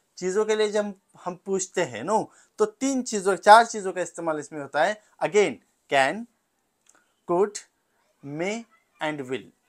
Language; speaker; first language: Hindi; non-native, local second language; Marathi